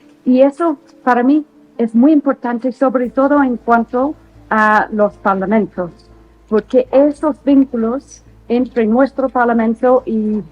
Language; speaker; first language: Spanish; non-native, fluent; English